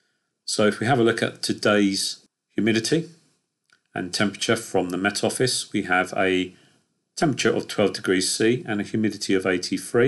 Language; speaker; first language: English; native; English